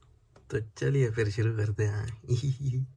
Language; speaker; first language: Hindi; native; Hindi